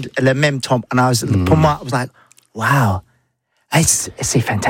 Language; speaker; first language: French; non-native, learner; English